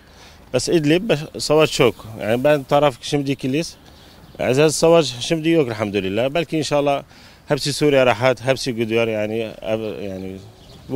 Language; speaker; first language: Turkish; non-native, learner; Arabic